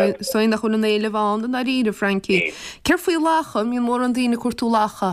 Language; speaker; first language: Irish; native; Irish